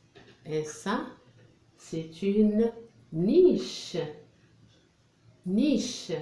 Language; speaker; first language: French; non-native, local second language; Arabic